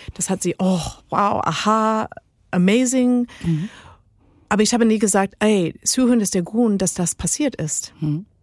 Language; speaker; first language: German; non-native, learner; Spanish